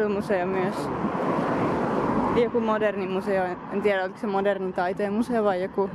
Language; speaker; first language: Finnish; native; Finnish